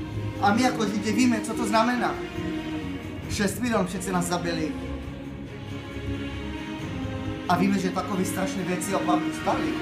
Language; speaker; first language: Czech; early bilingual, heritage; Czech